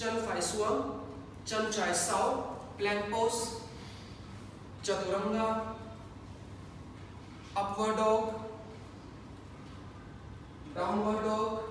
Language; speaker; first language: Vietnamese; non-native, learner; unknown